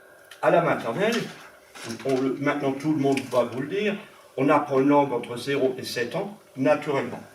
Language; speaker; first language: French; non-native, local second language; Swiss German